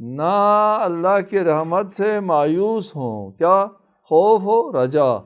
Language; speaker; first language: Urdu; non-native, local second language; Balti